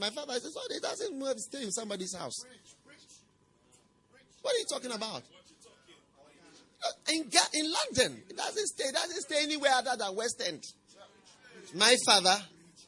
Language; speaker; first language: English; non-native, local second language; Akan